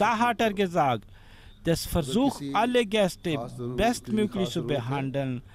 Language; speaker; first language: German; non-native, fluent; Urdu